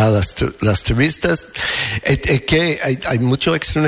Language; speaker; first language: Spanish; non-native, learner; English